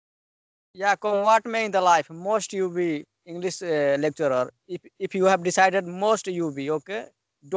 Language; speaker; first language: English; non-native, learner; Hindi